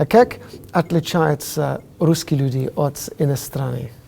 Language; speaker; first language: Russian; non-native, fluent; English